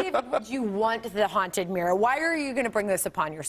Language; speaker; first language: English; native; English